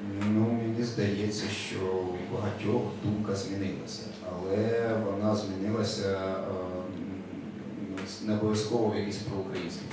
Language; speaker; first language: Ukrainian; native; Ukrainian